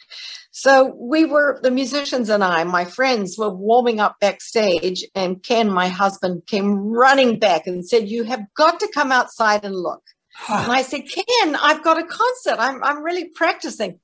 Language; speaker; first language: English; native; English